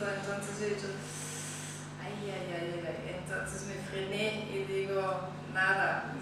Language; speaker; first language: Spanish; non-native, fluent; German